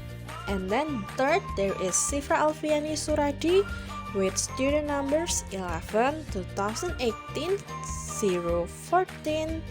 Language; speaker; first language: English; non-native, learner; Indonesian